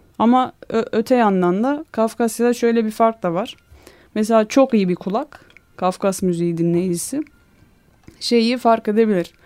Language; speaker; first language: Turkish; non-native, local second language; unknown